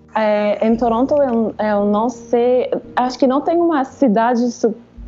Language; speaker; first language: Portuguese; non-native, fluent; French